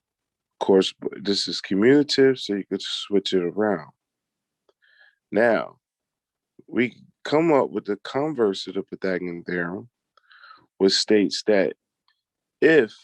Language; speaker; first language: English; native; English